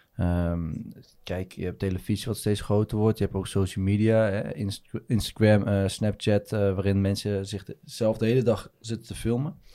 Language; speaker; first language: Dutch; native; Dutch